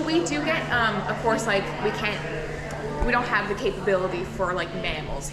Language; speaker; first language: English; native; English